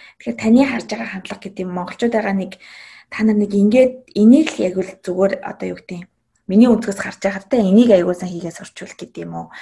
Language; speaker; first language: Mongolian; native; Mongolian